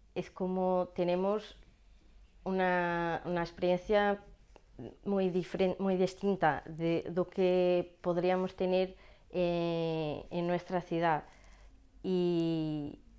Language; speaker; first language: Spanish; non-native, learner; Portuguese